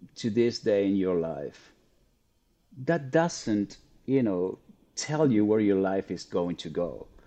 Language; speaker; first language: English; non-native, fluent; Spanish